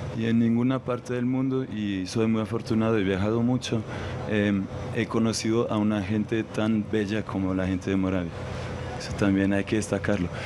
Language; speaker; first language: Spanish; non-native, fluent; German